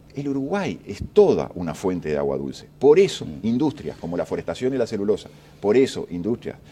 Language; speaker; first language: Spanish; native; Spanish